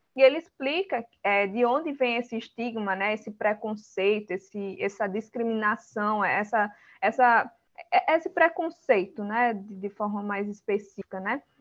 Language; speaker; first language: Portuguese; early bilingual, other home language; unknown